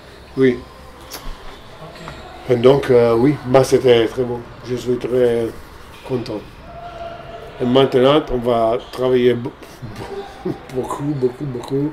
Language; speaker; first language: French; non-native, learner; Italian